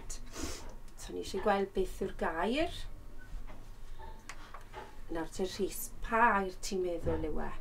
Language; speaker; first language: Welsh; native; Welsh